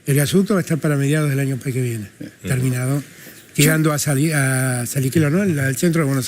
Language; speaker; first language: Spanish; native; Spanish